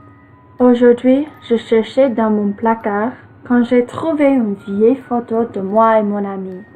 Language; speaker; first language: French; non-native, learner; English